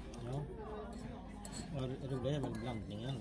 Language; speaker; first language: Swedish; non-native, learner; Thai